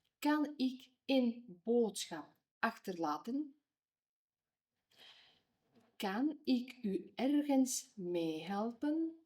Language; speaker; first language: Dutch; non-native, fluent; Ukrainian